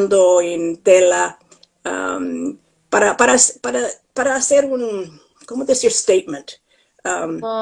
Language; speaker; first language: Spanish; non-native, fluent; English